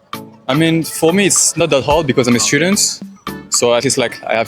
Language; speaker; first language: English; non-native, fluent; French